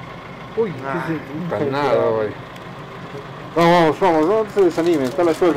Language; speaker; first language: Spanish; native; Spanish